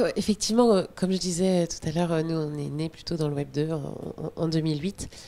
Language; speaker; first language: French; native; French